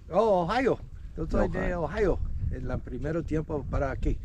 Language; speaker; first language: Spanish; non-native, learner; English